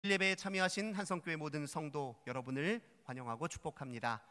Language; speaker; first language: Korean; native; Korean